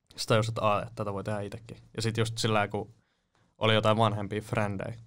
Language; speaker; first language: Finnish; native; Finnish